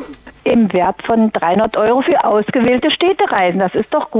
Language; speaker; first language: German; native; German